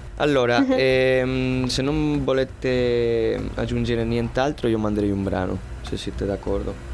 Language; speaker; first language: Italian; non-native, fluent; Spanish